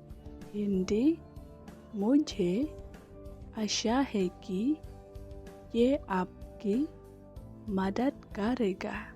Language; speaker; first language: Hindi; non-native, local second language; Khasi